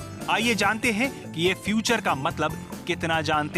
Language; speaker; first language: Hindi; native; Hindi